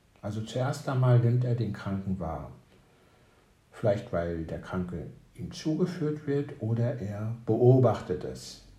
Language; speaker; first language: German; native; German